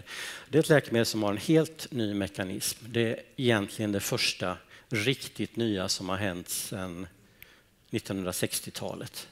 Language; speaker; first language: Swedish; native; Swedish